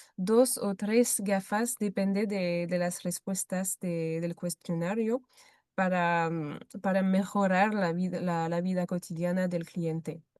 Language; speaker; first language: Spanish; non-native, fluent; French